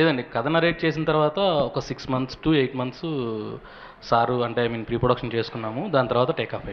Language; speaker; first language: Telugu; native; Telugu